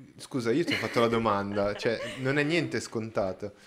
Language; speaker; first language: Italian; non-native, fluent; Portuguese